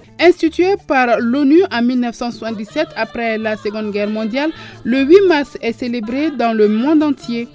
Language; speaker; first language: French; non-native, local second language; Bambara